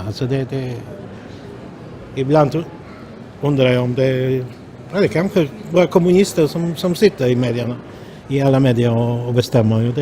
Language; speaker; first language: Swedish; non-native, fluent; Polish